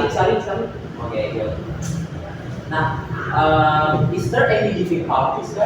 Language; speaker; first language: English; non-native, fluent; Indonesian